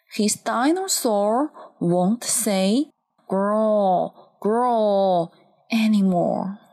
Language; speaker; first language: English; non-native, fluent; Chinese